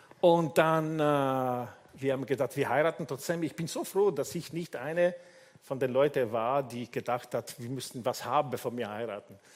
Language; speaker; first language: German; non-native, fluent; Italian